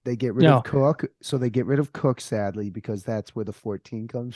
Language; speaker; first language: English; native; English